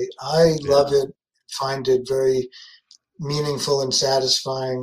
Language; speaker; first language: English; native; English